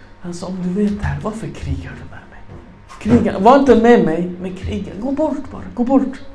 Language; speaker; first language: Swedish; non-native, fluent; Arabic